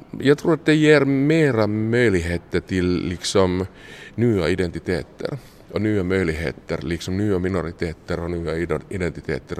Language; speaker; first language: Swedish; non-native, local second language; Finnish